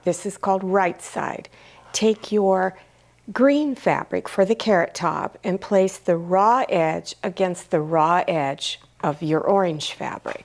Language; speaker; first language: English; native; English